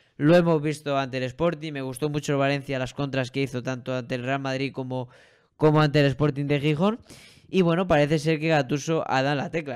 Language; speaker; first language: Spanish; native; Spanish